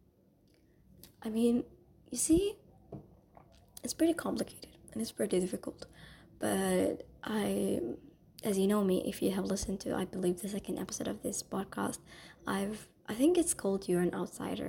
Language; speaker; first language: English; non-native, fluent; Somali